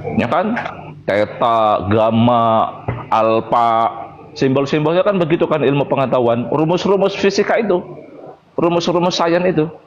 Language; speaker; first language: Indonesian; native; Indonesian